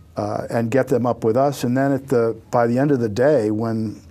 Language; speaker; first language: English; native; English